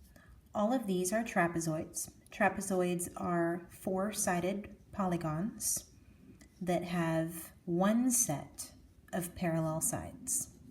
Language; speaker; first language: English; native; English